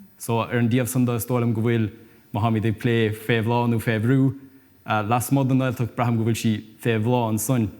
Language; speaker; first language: Irish; native; Irish